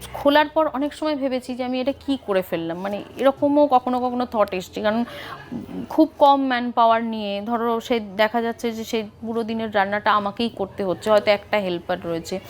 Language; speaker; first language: Bangla; native; Bangla